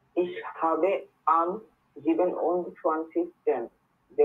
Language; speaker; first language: German; non-native, learner; Bangla